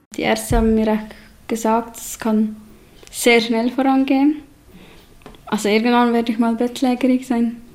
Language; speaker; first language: German; native; German